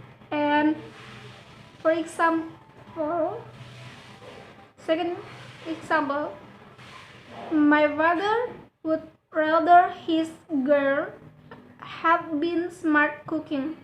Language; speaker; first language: English; non-native, learner; Indonesian